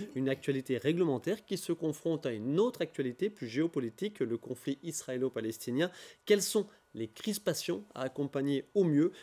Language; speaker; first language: French; native; French